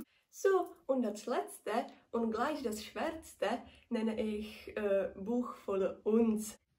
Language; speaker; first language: German; non-native, learner; Czech